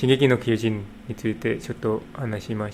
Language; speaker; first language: Japanese; non-native, learner; English